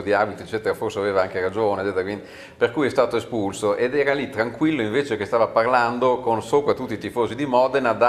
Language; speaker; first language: Italian; native; Italian